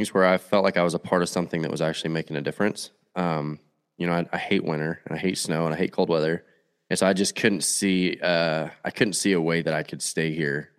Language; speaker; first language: English; native; English